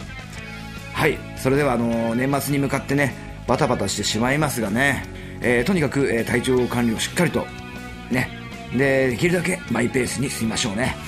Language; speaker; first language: Japanese; native; Japanese